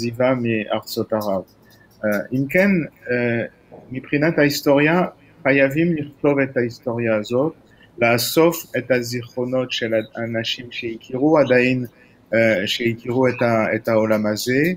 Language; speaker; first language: Hebrew; non-native, fluent; French